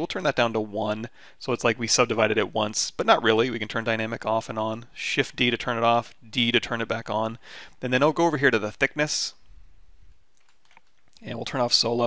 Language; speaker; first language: English; native; English